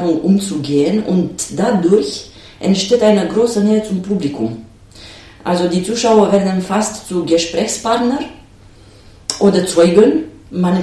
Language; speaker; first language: German; non-native, fluent; Romanian